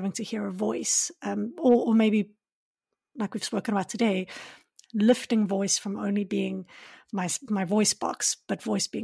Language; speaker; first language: English; native; English